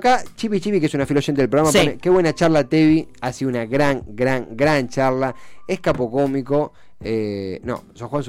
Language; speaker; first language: Spanish; native; Spanish